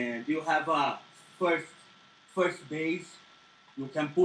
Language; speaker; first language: English; non-native, learner; Portuguese